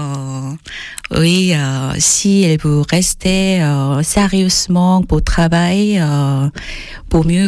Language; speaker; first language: French; non-native, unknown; Korean